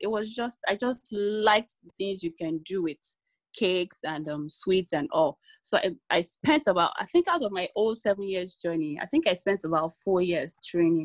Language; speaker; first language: English; non-native, local second language; Yoruba